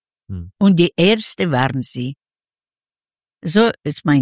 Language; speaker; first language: German; non-native, learner; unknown